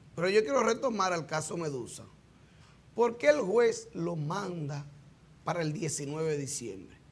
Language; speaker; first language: Spanish; native; Spanish